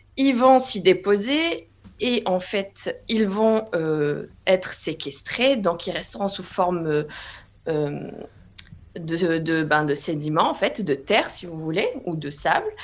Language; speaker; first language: French; non-native, local second language; Arabic